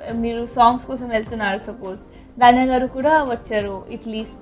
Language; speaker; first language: Telugu; non-native, learner; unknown